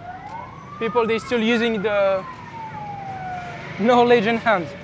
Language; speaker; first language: English; non-native, learner; French